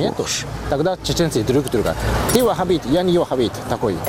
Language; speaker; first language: Russian; non-native, learner; Japanese